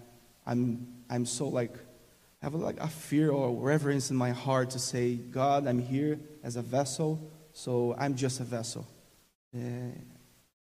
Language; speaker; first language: English; non-native, learner; Portuguese